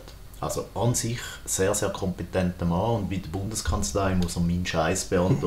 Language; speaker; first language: German; native; German